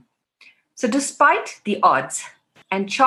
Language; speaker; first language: English; native; English